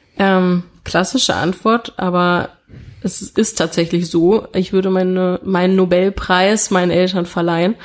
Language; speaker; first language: German; early bilingual, other home language; Italian